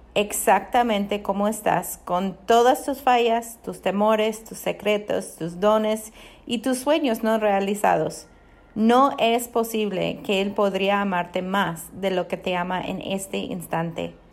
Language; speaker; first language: Spanish; non-native, fluent; English